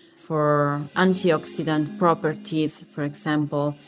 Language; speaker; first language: English; non-native, fluent; Italian